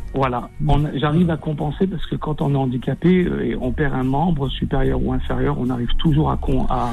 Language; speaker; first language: French; native; French